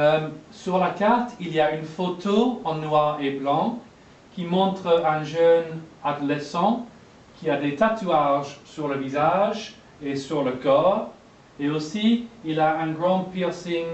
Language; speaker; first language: French; non-native, fluent; English